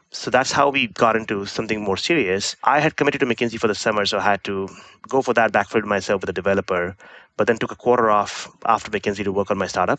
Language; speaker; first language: English; non-native, local second language; Hindi